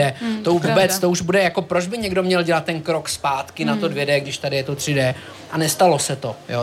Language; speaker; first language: Czech; native; Czech